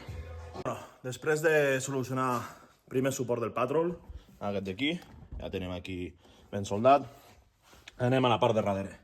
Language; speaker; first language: Catalan; native; Catalan